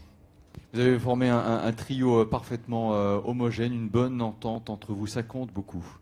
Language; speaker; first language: French; native; French